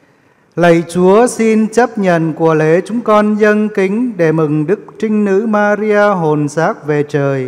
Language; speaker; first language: Vietnamese; native; Vietnamese